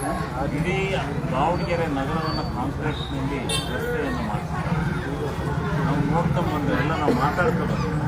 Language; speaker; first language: Kannada; native; Kannada